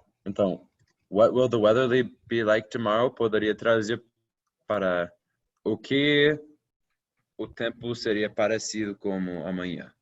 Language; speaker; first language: Portuguese; non-native, fluent; English